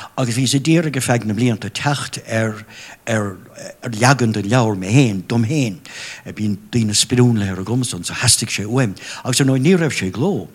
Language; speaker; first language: Irish; non-native, local second language; English